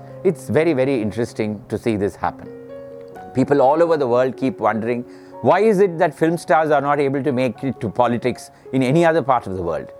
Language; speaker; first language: English; non-native, local second language; Tamil